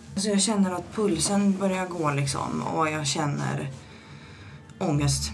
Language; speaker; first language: Swedish; native; Swedish